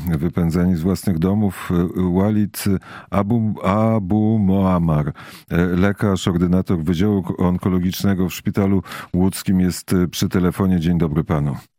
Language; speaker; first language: Polish; native; Polish